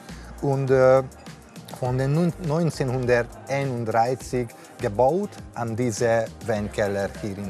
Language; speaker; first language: German; non-native, learner; Hungarian